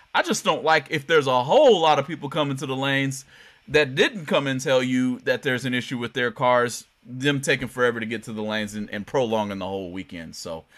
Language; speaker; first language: English; native; English